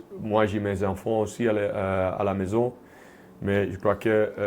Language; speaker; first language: French; non-native, local second language; Dutch